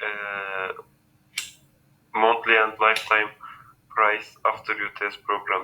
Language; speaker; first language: English; non-native, learner; Turkish